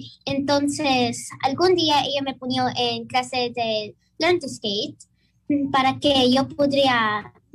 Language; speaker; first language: Spanish; early bilingual, heritage; Spanish